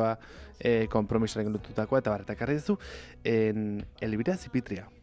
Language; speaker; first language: Basque; native; Basque